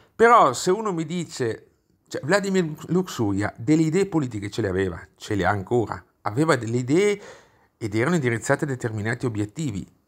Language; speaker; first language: Italian; native; Italian